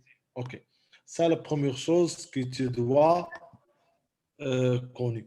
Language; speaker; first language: French; non-native, local second language; Arabic